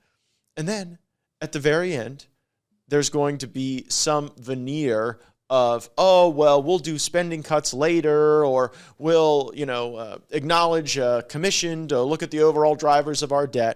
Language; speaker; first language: English; native; English